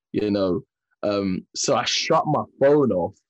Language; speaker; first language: English; native; English